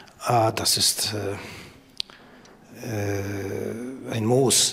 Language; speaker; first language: German; non-native, learner; Polish